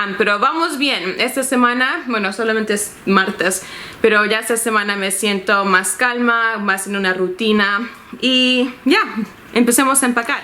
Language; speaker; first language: Spanish; early bilingual, heritage; Spanish